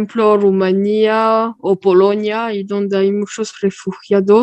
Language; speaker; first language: Spanish; early bilingual, heritage; Spanish